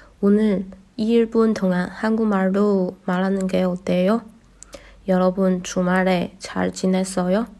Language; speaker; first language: Korean; non-native, learner; Chinese